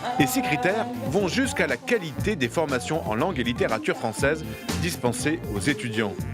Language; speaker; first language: French; native; French